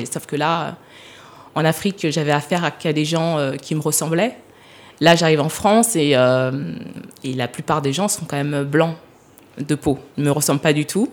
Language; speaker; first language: French; early bilingual, other home language; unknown